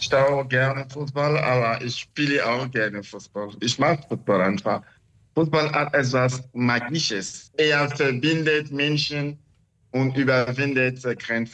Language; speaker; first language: German; non-native, learner; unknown